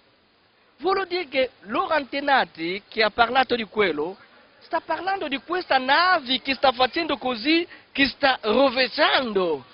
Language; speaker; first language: Italian; non-native, fluent; Kongo